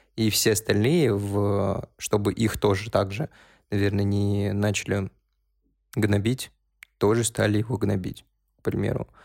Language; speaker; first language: Russian; native; Russian